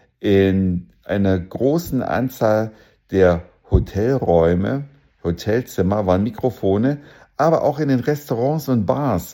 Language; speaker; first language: German; native; German